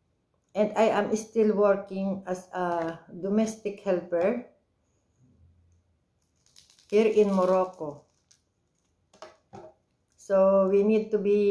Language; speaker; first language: English; non-native, local second language; Filipino